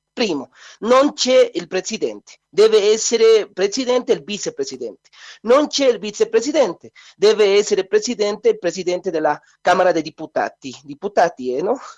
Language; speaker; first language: Italian; non-native, learner; Spanish